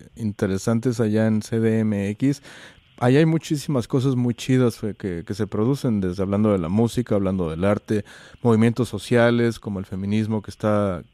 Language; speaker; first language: Spanish; native; Spanish